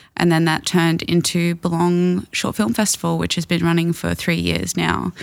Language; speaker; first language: English; native; English